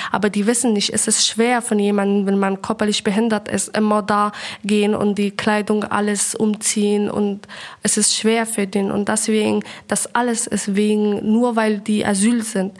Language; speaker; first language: German; non-native, learner; Persian